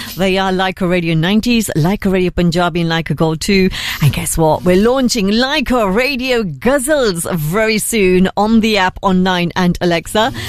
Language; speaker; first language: English; early bilingual, other home language; Hindi